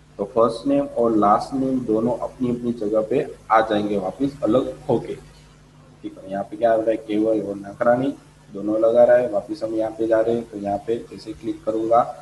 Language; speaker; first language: Hindi; non-native, local second language; Gujarati